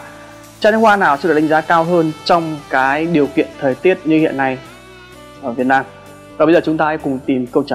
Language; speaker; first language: Vietnamese; native; Vietnamese